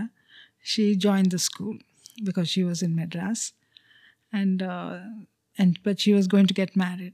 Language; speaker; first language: English; non-native, local second language; Telugu